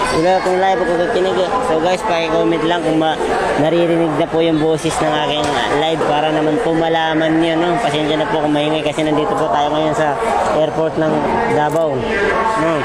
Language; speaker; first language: Filipino; non-native, local second language; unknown